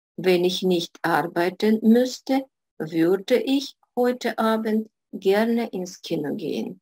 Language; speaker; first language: German; non-native, fluent; Russian